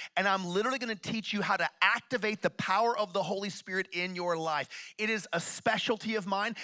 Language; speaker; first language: English; native; English